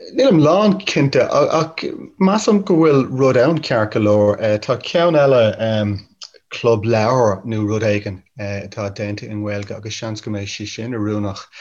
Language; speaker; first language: Irish; non-native, local second language; English